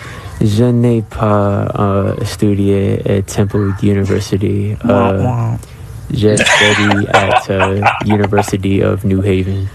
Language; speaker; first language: French; non-native, learner; English